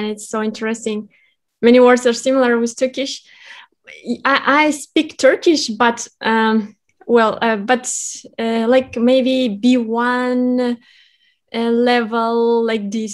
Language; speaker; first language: English; non-native, fluent; Kazakh